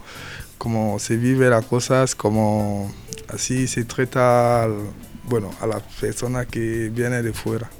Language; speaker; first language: Spanish; non-native, learner; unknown